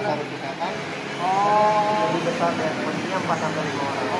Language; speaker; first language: Indonesian; native; Indonesian